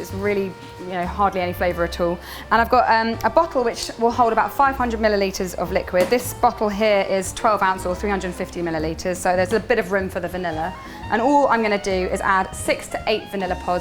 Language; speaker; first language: English; native; English